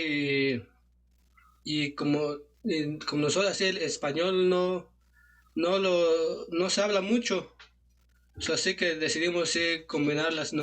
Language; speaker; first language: Spanish; non-native, local second language; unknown